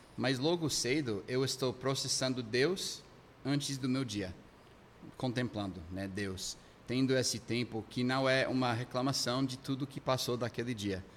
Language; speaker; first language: Portuguese; non-native, fluent; English